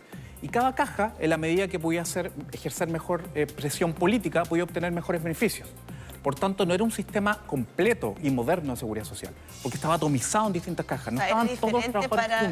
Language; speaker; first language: Spanish; native; Spanish